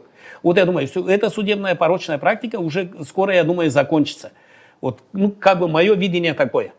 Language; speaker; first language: Russian; non-native, local second language; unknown